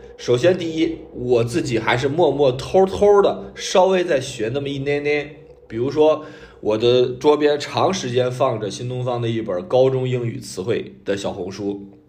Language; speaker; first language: Chinese; native; Chinese